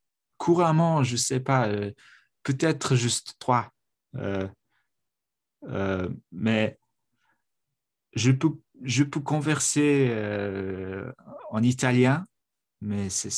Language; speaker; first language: French; non-native, fluent; Mongolian